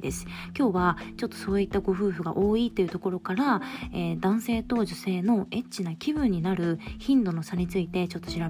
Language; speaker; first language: Japanese; native; Japanese